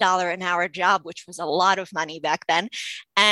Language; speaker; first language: English; early bilingual, other home language; Polish